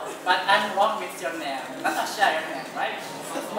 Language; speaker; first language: English; non-native, learner; Indonesian